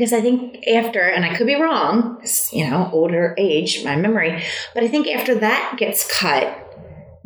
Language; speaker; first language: English; native; English